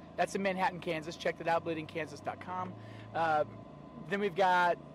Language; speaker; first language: English; native; English